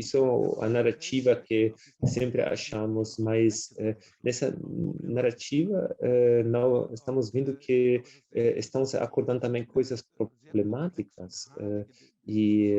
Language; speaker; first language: Portuguese; non-native, fluent; German